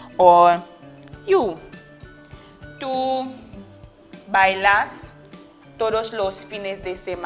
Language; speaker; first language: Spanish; non-native, fluent; English